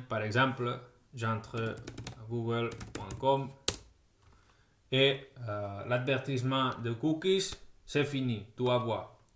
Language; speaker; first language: French; non-native, fluent; Spanish